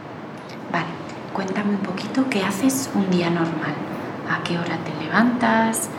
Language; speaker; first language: Spanish; native; Spanish